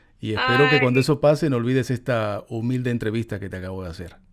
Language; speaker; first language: Spanish; native; Spanish